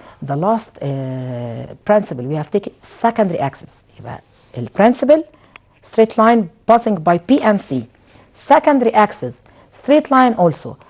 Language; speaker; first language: English; non-native, fluent; Arabic